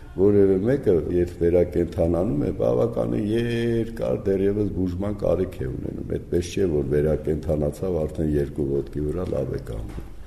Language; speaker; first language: Armenian; native; Armenian